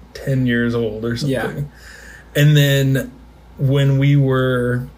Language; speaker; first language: English; native; English